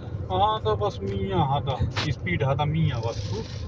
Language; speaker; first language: Arabic; non-native, learner; Hindi